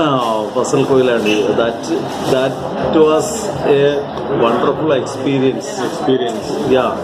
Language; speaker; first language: English; non-native, local second language; Malayalam